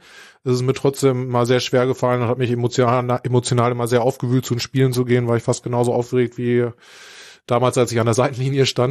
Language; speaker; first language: German; native; German